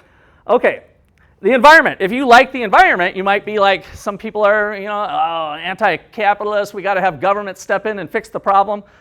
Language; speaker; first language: English; native; English